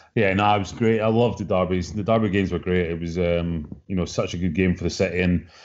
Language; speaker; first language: English; native; English